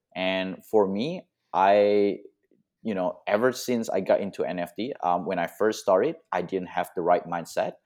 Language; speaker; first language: English; non-native, fluent; Indonesian